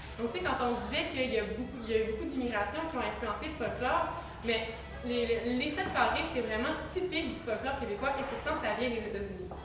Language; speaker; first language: French; native; French